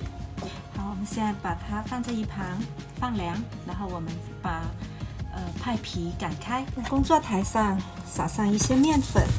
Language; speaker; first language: Chinese; native; Chinese